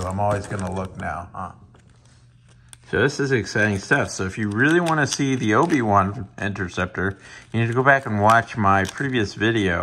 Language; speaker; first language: English; native; English